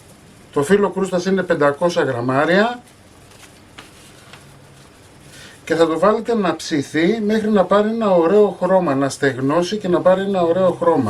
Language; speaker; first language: Greek; native; Greek